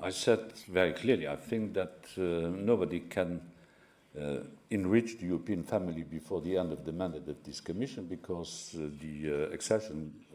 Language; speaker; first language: English; non-native, fluent; Luxembourgish